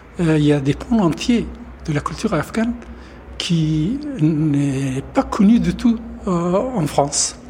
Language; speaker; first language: French; non-native, fluent; Pashto